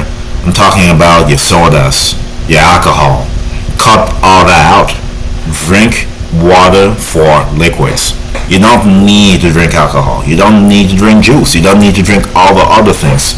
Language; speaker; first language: English; native; English